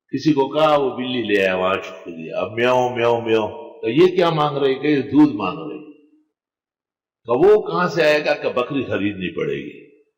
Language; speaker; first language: Urdu; non-native, local second language; Pashto